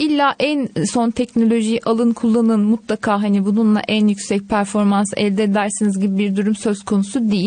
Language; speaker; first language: Turkish; native; Turkish